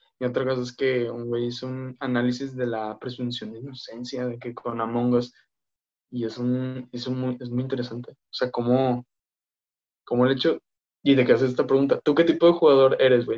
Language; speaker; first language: Spanish; native; Spanish